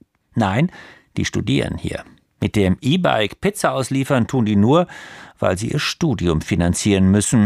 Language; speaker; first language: German; native; German